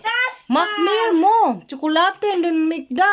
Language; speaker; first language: German; non-native, learner; Cebuano